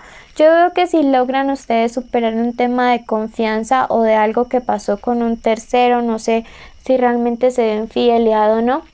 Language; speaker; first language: Spanish; native; Spanish